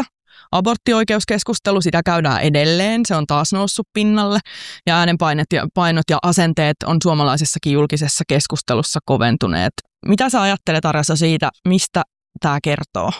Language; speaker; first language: Finnish; native; Finnish